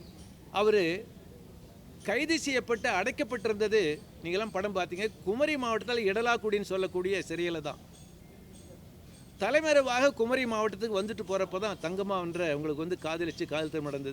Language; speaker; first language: Tamil; native; Tamil